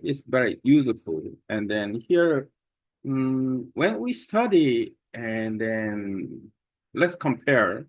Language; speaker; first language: English; non-native, learner; Korean